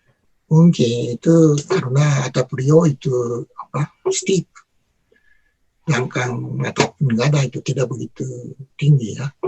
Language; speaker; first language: Indonesian; non-native, learner; Japanese